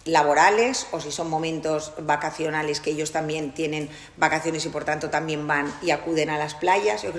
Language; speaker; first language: Spanish; non-native, local second language; Catalan